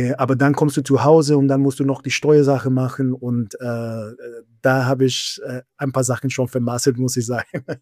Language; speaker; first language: German; non-native, fluent; English